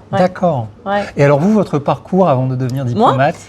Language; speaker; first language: French; native; French